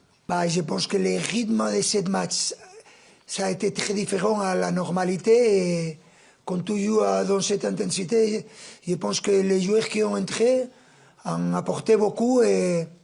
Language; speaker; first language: French; non-native, fluent; Spanish